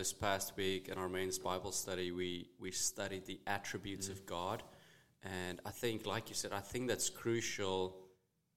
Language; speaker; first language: English; non-native, local second language; Afrikaans